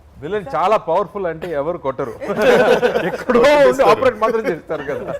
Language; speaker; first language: Telugu; non-native, fluent; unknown